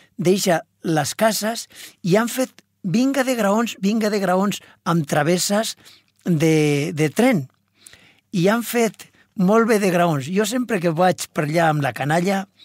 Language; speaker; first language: Catalan; non-native, local second language; Spanish